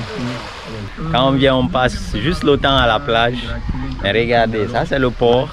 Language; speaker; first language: French; non-native, local second language; Susu